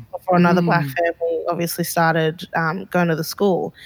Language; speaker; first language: English; early bilingual, other home language; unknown